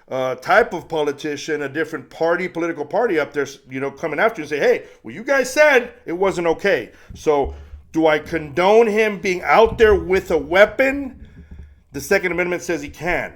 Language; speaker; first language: English; native; English